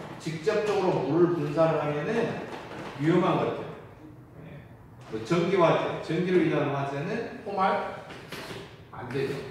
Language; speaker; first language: Korean; native; Korean